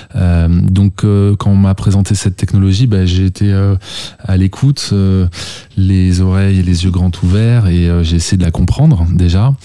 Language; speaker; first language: French; native; French